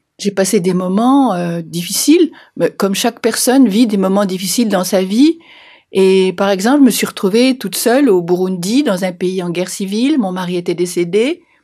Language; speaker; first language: French; native; French